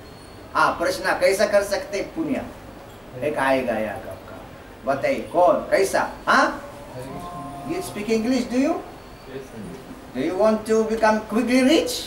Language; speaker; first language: Hindi; non-native, learner; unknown